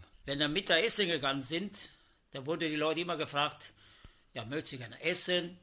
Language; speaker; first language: German; non-native, learner; Italian